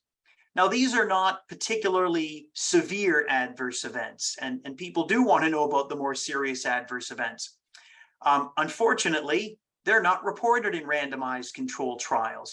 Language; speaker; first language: English; native; English